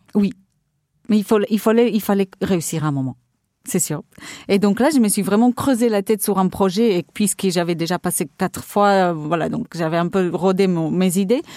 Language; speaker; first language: French; non-native, fluent; Portuguese